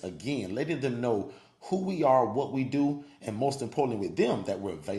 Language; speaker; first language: English; native; English